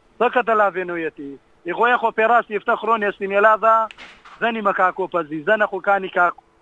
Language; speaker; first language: Greek; non-native, learner; Kurdish